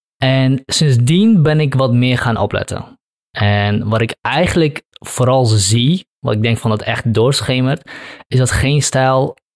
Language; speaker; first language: Dutch; early bilingual, other home language; Kurdish